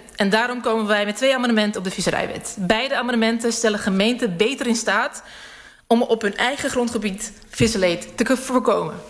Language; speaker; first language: Dutch; early bilingual, other home language; Serbian